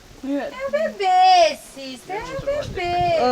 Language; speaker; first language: Portuguese; non-native, local second language; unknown